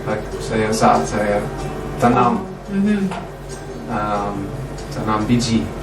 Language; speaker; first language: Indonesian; non-native, fluent; English